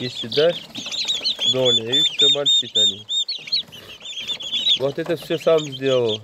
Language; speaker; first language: Russian; non-native, learner; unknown